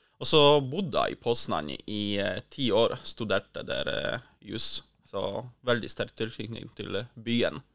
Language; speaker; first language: Norwegian; non-native, fluent; Polish